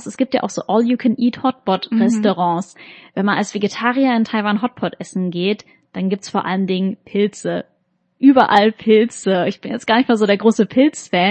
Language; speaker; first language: German; native; German